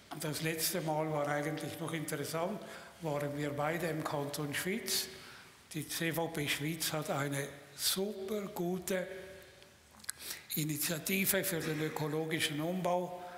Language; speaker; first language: German; native; German